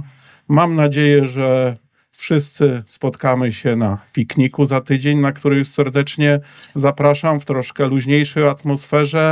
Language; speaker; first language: Polish; native; Polish